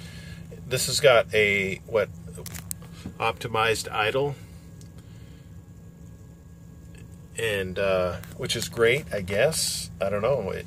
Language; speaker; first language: English; native; English